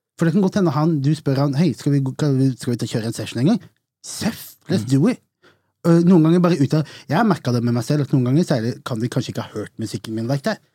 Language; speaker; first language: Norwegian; native; Norwegian